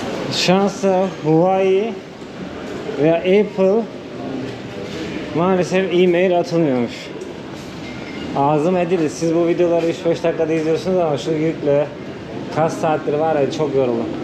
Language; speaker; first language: Turkish; native; Turkish